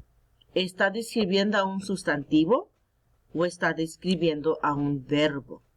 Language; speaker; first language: Spanish; early bilingual, heritage; Spanish